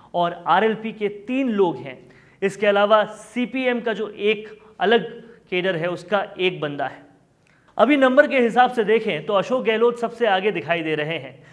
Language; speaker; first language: Hindi; native; Hindi